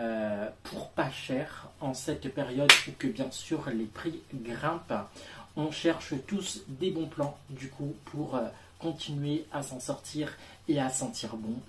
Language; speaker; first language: French; native; French